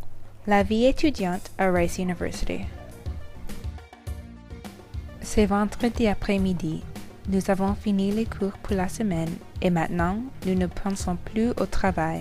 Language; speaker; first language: French; non-native, learner; English